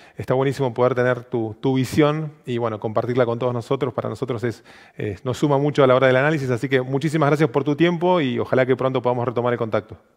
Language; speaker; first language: Spanish; native; Spanish